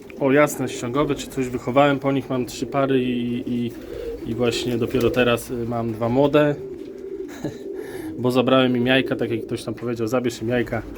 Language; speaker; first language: Polish; native; Polish